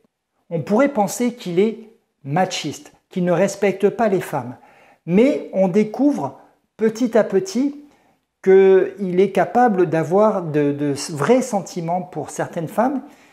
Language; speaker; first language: French; native; French